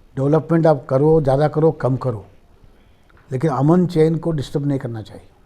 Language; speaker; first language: Hindi; non-native, local second language; Marathi